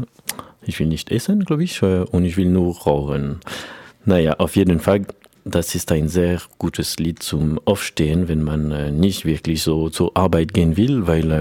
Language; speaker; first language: German; non-native, learner; French